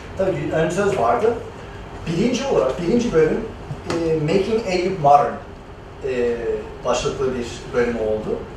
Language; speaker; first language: Turkish; non-native, fluent; English